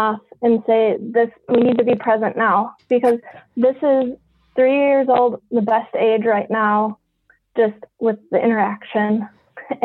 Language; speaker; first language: English; native; English